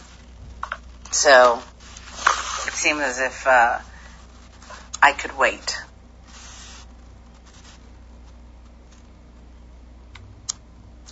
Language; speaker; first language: English; native; English